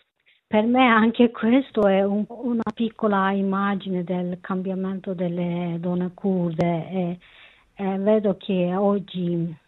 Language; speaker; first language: Italian; non-native, learner; Kurdish